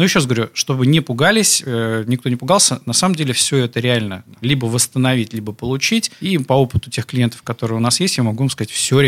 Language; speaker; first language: Russian; native; Russian